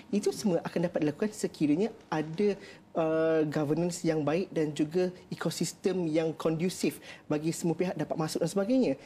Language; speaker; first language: Malay; native; Malay